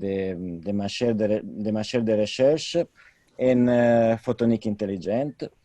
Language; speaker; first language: French; non-native, fluent; Italian